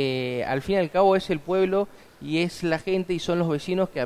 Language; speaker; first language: Spanish; native; Spanish